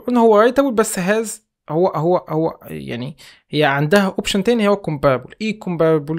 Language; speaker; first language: Arabic; native; Arabic